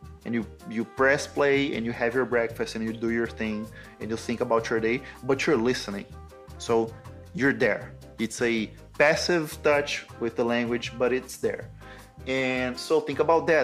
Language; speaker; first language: English; non-native, fluent; Portuguese